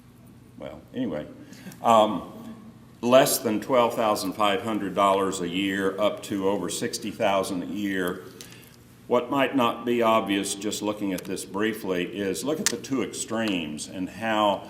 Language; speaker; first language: English; native; English